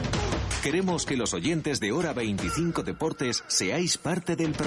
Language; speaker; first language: Spanish; native; Spanish